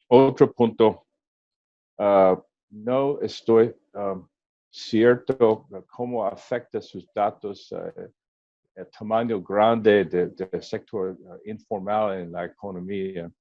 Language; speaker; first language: Spanish; non-native, learner; English